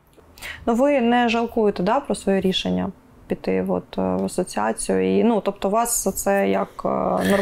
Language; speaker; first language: Ukrainian; native; Ukrainian